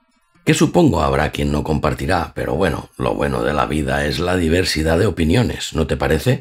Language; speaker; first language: Spanish; native; Spanish